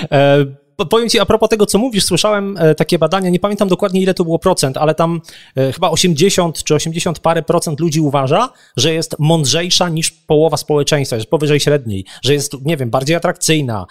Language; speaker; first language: Polish; native; Polish